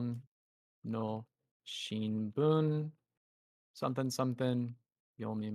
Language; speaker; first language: Japanese; non-native, learner; English